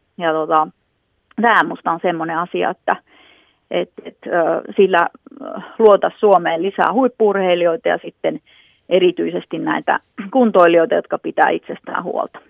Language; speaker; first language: Finnish; native; Finnish